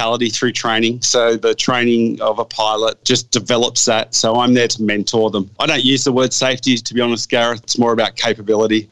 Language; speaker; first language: English; native; English